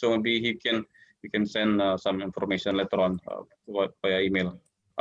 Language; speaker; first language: English; non-native, learner; Indonesian